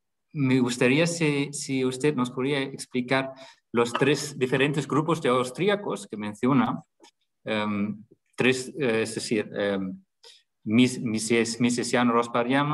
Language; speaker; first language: Spanish; non-native, fluent; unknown